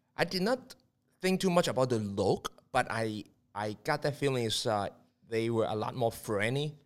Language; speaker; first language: English; non-native, local second language; Cantonese